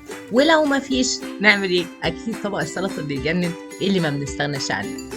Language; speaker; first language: Arabic; native; Arabic